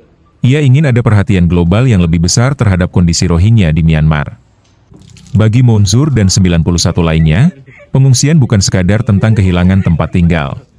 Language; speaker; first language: Indonesian; native; Indonesian